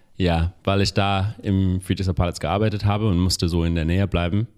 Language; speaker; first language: German; non-native, fluent; English